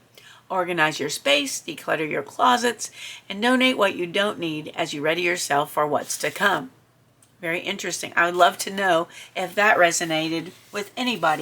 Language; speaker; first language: English; native; English